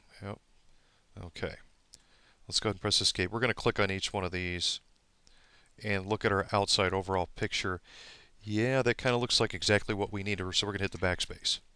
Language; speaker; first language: English; native; English